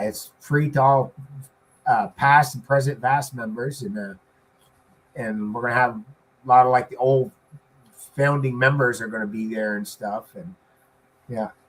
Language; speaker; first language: English; native; English